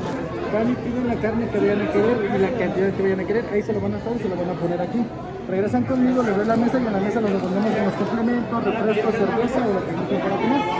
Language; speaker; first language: Spanish; native; Spanish